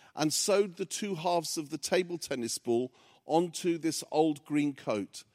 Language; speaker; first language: English; early bilingual, other home language; Greek